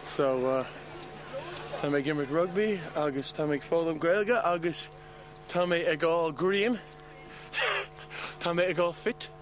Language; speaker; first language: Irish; non-native, learner; English